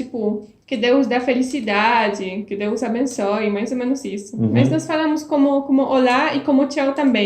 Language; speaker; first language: Portuguese; non-native, fluent; Polish